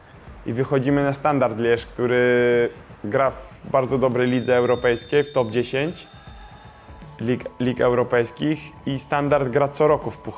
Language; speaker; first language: Polish; native; Polish